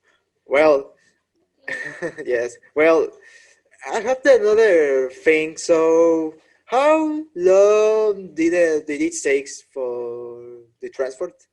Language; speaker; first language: English; non-native, learner; Spanish